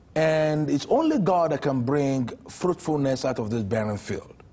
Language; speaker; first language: English; non-native, local second language; Yoruba